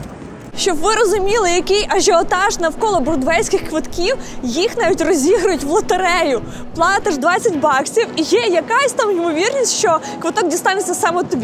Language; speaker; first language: Ukrainian; native; Ukrainian